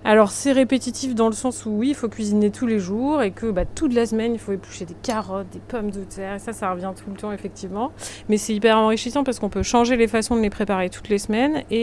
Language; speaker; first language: French; native; French